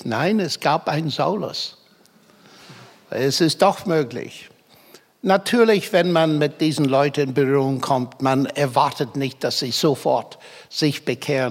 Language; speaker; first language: German; non-native, fluent; English